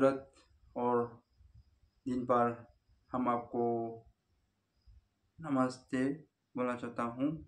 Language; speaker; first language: Hindi; non-native, local second language; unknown